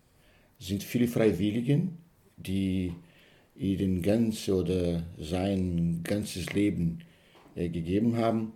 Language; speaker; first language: German; non-native, learner; Portuguese